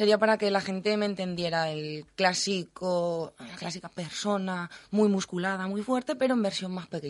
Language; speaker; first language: Spanish; native; Spanish